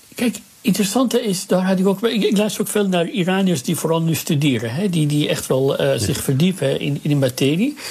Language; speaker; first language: Dutch; non-native, fluent; Persian